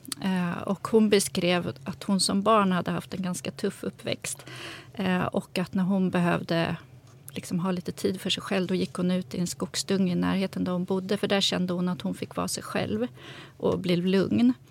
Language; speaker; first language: Swedish; native; Swedish